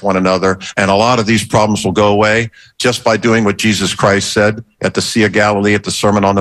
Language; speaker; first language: English; native; English